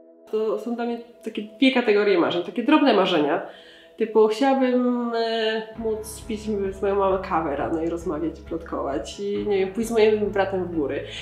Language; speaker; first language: Polish; native; Polish